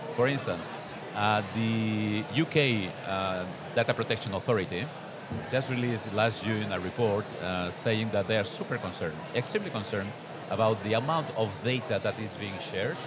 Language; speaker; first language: English; non-native, fluent; Spanish